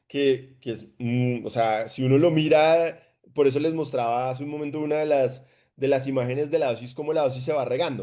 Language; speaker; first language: Spanish; native; Spanish